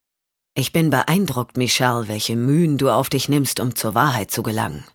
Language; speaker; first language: German; native; German